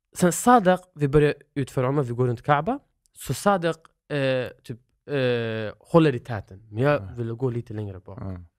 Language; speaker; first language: Swedish; early bilingual, other home language; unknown